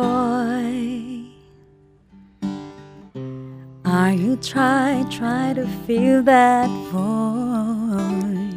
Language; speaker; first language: English; non-native, local second language; Cebuano